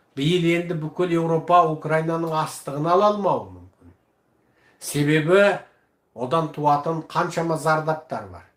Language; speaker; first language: Kazakh; early bilingual, heritage; Kazakh